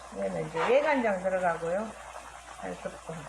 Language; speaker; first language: Korean; native; Korean